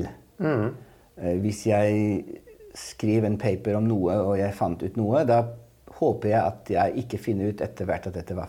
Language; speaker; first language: Norwegian; non-native, fluent; Italian